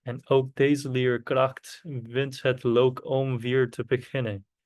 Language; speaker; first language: Dutch; non-native, learner; Korean